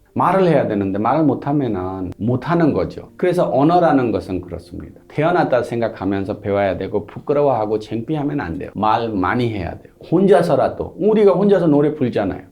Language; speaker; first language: Korean; non-native, fluent; Hindi